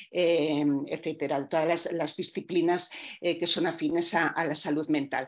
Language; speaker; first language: Spanish; native; Spanish